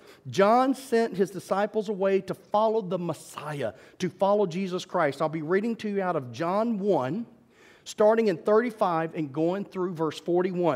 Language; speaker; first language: English; native; English